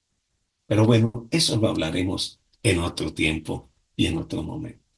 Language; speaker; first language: Spanish; native; Spanish